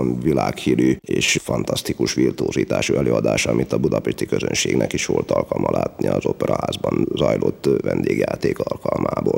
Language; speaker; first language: Hungarian; native; Hungarian